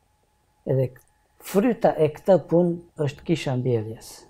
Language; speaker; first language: Albanian; non-native, learner; Hungarian